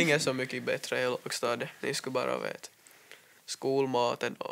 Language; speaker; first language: Swedish; native; Swedish